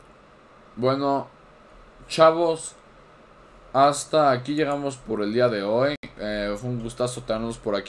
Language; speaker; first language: Spanish; native; Spanish